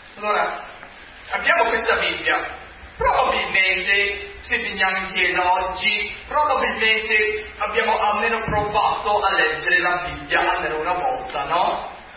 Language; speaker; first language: Italian; non-native, fluent; English